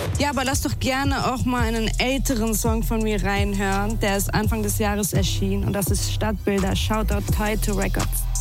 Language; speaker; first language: German; early bilingual, other home language; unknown